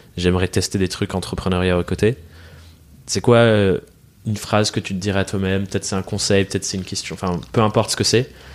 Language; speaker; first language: French; early bilingual, other home language; English